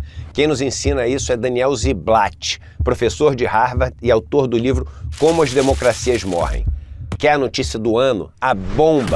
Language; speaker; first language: Portuguese; native; Portuguese